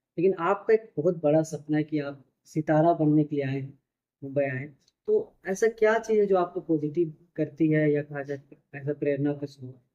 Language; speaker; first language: Hindi; native; Hindi